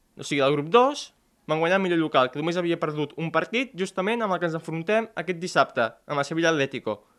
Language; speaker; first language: Catalan; native; Catalan